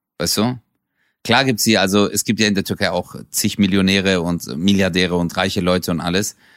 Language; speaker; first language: German; early bilingual, other home language; Turkish